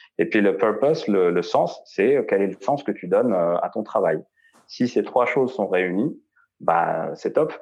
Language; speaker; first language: French; non-native, local second language; Arabic